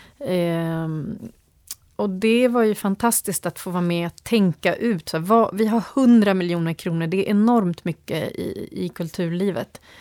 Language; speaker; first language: Swedish; early bilingual, other home language; Turoyo